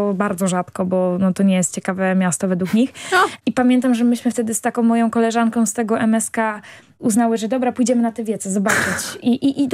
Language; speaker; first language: Polish; native; Polish